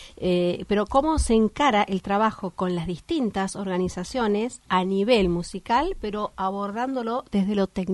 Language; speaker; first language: Spanish; native; Spanish